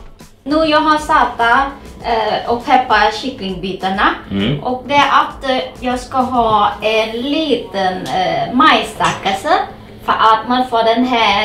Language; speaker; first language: Swedish; non-native, learner; Thai